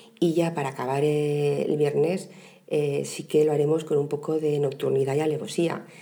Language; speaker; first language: Spanish; native; Spanish